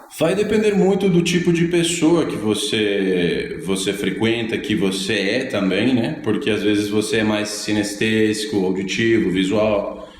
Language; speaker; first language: Portuguese; non-native, fluent; Spanish